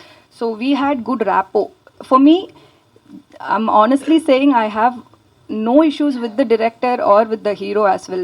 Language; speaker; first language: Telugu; non-native, local second language; Tamil